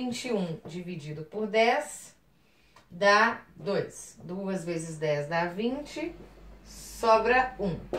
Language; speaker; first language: Portuguese; native; Portuguese